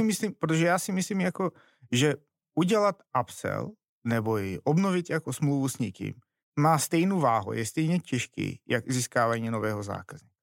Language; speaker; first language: Czech; non-native, fluent; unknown